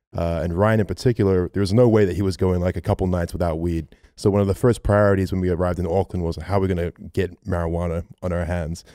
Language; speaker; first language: English; native; English